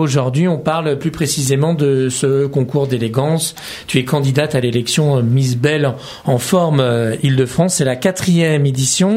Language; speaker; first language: French; native; French